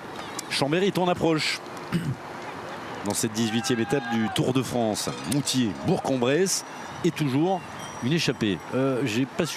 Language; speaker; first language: French; native; French